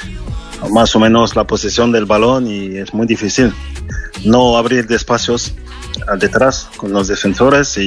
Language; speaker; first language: Spanish; non-native, fluent; French